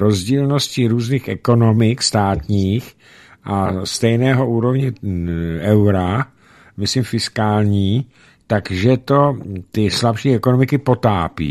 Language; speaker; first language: Czech; native; Czech